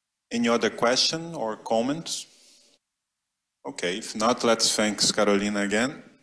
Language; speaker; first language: English; non-native, fluent; Portuguese